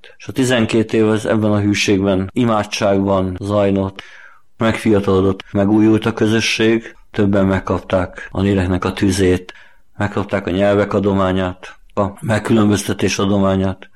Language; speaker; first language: Hungarian; native; Hungarian